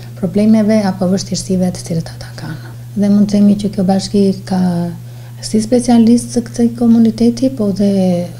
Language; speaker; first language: Albanian; native; Albanian